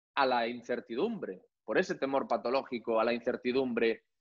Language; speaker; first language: Spanish; native; Spanish